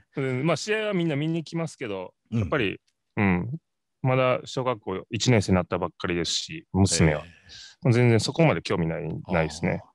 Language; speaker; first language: Japanese; native; Japanese